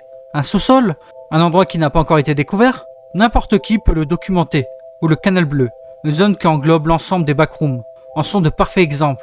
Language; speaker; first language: French; native; French